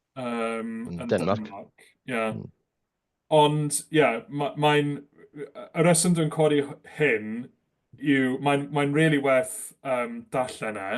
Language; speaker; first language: Welsh; non-native, local second language; English